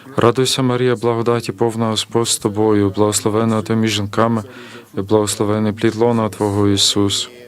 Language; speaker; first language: Ukrainian; native; Ukrainian